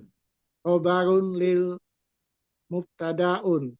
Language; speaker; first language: Arabic; non-native, learner; Indonesian